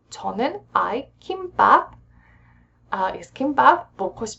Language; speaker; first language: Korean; non-native, fluent; English